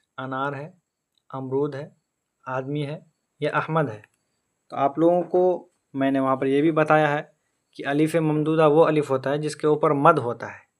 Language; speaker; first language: Hindi; native; Hindi